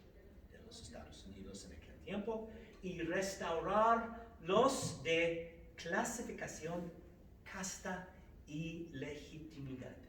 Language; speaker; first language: Spanish; non-native, fluent; English